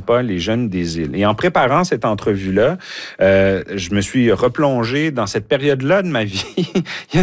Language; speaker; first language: French; native; French